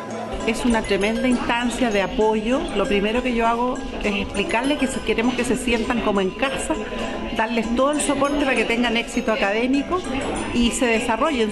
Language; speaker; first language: Spanish; native; Spanish